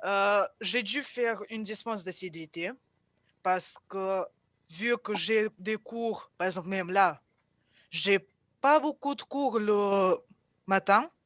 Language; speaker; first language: French; non-native, fluent; Russian